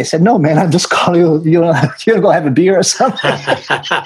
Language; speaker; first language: English; non-native, fluent; Portuguese